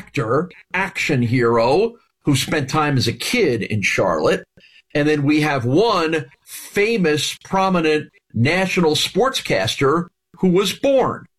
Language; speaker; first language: English; native; English